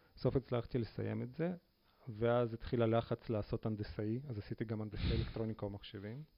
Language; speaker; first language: Hebrew; non-native, fluent; Russian